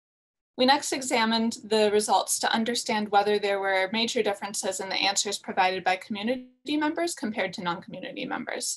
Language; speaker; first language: English; native; English